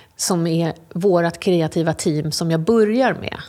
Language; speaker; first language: Swedish; early bilingual, other home language; English